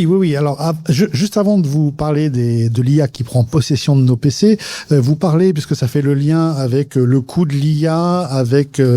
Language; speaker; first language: French; native; French